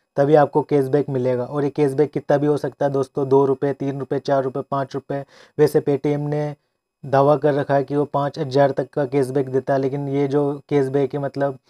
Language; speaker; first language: Hindi; non-native, local second language; Gujarati